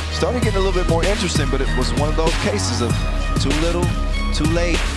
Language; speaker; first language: English; native; English